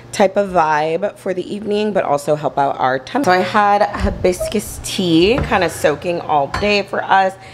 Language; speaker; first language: English; native; English